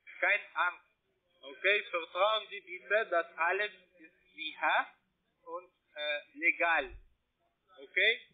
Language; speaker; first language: German; non-native, learner; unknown